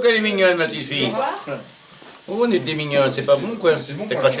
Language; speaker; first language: French; native; French